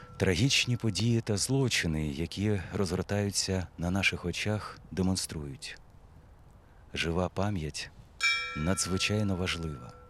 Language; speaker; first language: Ukrainian; native; Ukrainian